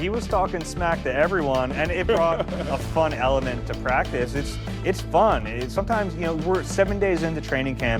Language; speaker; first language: English; native; English